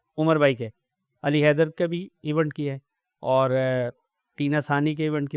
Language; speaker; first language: Urdu; native; Urdu